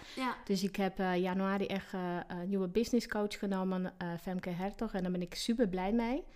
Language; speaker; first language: Dutch; non-native, fluent; Slovak